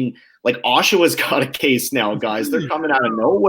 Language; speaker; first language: English; native; English